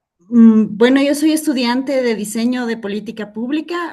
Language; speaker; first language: Spanish; native; Spanish